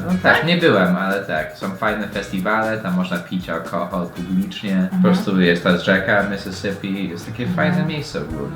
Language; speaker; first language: Polish; non-native, fluent; English